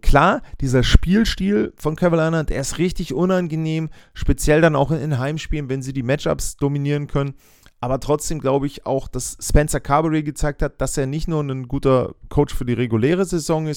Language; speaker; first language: German; native; German